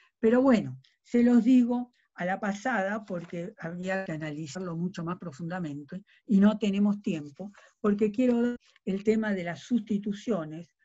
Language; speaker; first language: Spanish; native; Spanish